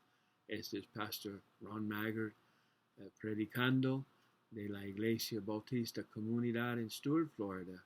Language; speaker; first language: Spanish; non-native, learner; English